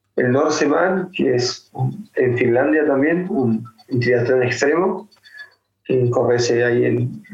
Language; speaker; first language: Spanish; native; Spanish